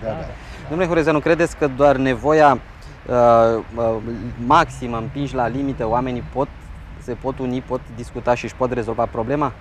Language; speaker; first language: Romanian; native; Romanian